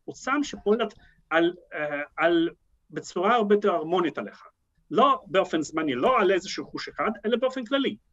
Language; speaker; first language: Hebrew; non-native, fluent; Russian